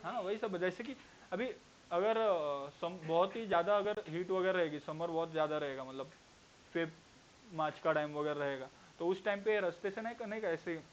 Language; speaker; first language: Hindi; non-native, local second language; Marathi